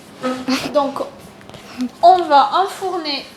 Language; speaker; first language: French; native; French